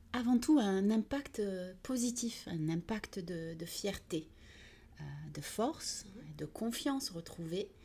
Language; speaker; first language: French; early bilingual, other home language; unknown